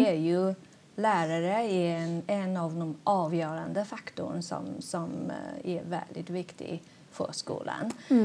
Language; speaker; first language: Swedish; non-native, fluent; Chinese